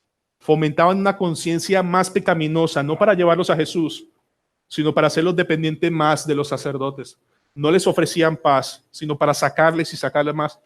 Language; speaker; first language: Spanish; native; Spanish